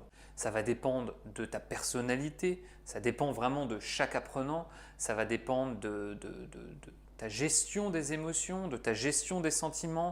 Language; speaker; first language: French; native; French